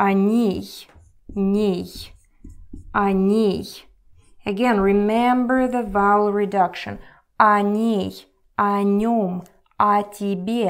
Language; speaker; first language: Russian; non-native, learner; English